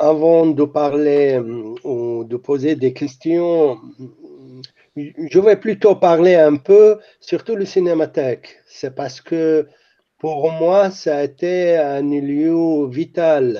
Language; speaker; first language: French; non-native, fluent; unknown